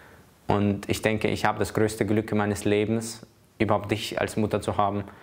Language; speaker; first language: German; early bilingual, other home language; Chechen